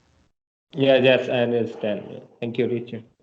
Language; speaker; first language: English; non-native, learner; Vietnamese